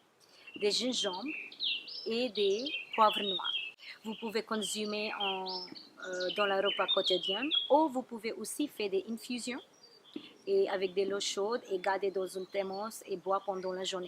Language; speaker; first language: French; non-native, learner; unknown